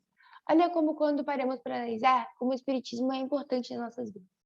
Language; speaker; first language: Portuguese; native; Portuguese